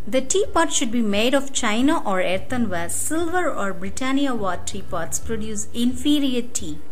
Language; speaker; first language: English; non-native, local second language; Tamil